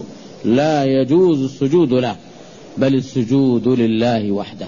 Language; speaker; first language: Arabic; native; Arabic